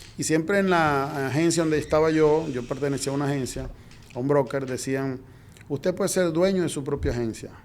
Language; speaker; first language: Spanish; native; Spanish